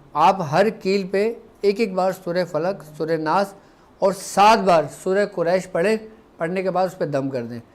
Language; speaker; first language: Urdu; native; Urdu